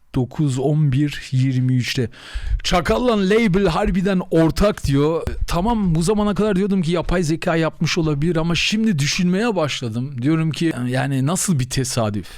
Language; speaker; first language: Turkish; native; Turkish